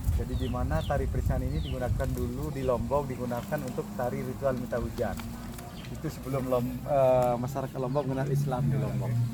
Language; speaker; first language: Indonesian; non-native, local second language; Sasak